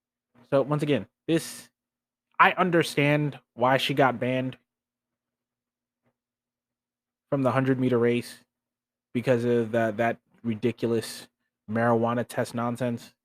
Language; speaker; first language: English; native; English